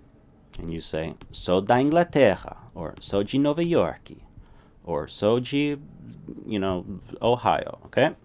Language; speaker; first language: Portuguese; non-native, fluent; English